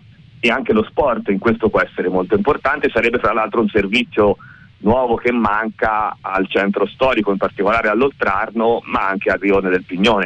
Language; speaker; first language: Italian; native; Italian